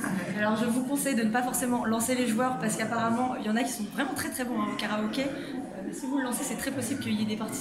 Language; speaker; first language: French; native; French